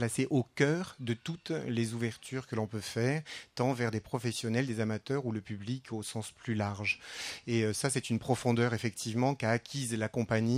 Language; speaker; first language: French; native; French